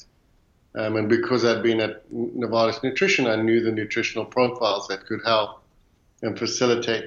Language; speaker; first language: English; native; English